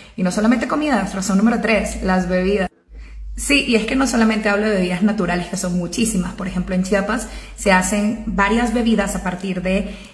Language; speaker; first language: Spanish; native; Spanish